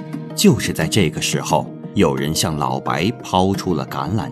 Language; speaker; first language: Chinese; native; Chinese